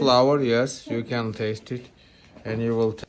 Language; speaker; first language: English; non-native, learner; Uzbek